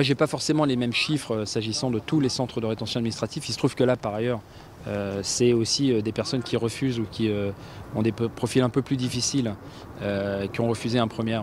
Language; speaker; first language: French; native; French